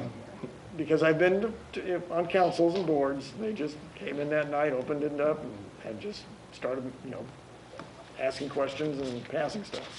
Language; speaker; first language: English; native; English